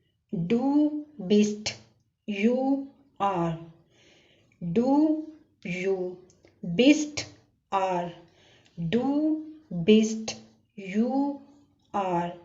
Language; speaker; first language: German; non-native, learner; Urdu